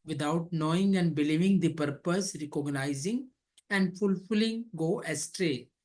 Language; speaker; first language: English; non-native, local second language; Hindi